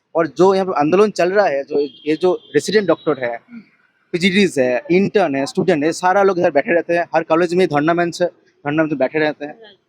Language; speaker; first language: Hindi; non-native, local second language; Bangla